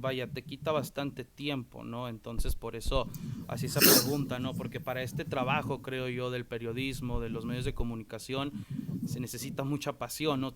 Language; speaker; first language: Spanish; native; Spanish